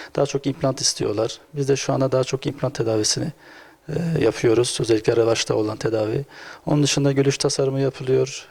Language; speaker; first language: Turkish; native; Turkish